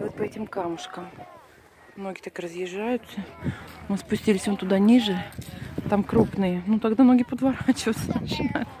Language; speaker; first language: Russian; native; Russian